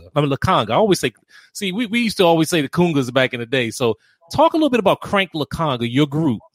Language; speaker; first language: English; native; English